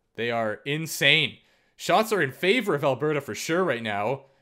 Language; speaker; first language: English; native; English